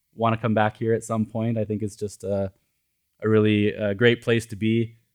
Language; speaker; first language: English; native; English